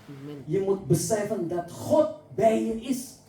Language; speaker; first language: Dutch; non-native, fluent; Indonesian